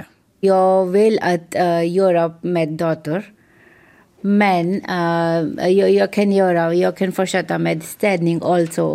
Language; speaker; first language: Swedish; non-native, learner; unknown